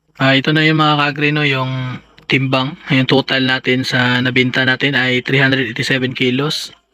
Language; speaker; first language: Filipino; non-native, local second language; Cebuano